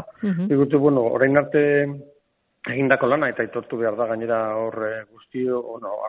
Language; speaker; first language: Basque; non-native, local second language; Spanish